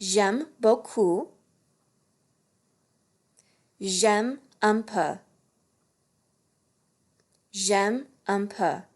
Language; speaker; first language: French; non-native, fluent; English